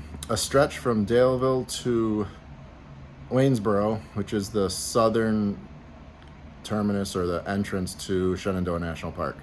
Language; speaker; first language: English; native; English